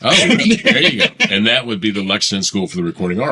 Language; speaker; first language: English; native; English